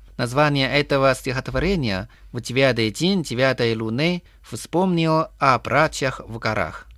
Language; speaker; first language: Russian; non-native, fluent; Chinese